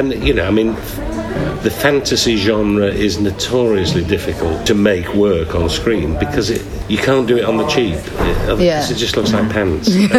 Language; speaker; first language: English; native; English